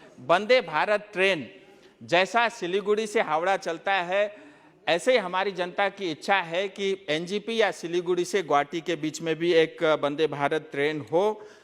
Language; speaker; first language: Hindi; non-native, local second language; Nepali